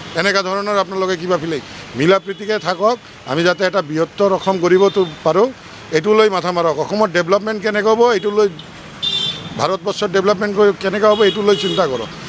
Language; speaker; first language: Assamese; non-native, local second language; Bangla